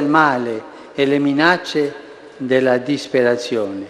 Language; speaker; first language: Italian; non-native, fluent; Spanish